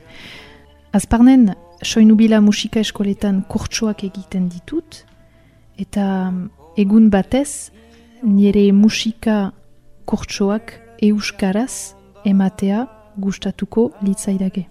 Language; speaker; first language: Basque; non-native, learner; French